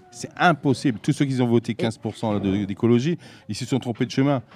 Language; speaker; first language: French; native; French